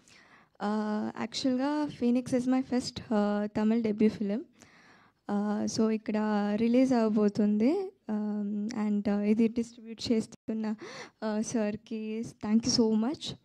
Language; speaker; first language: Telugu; non-native, fluent; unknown